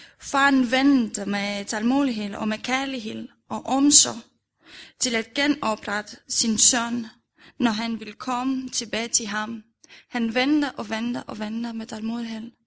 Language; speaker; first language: Danish; non-native, fluent; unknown